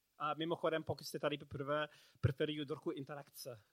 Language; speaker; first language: Czech; non-native, learner; English